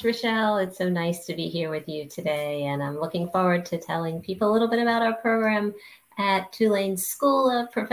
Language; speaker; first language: English; native; English